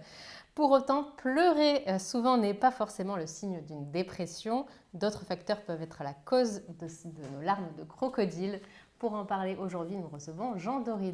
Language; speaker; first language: French; native; French